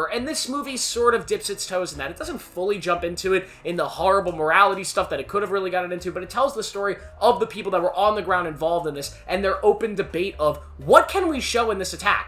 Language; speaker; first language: English; native; English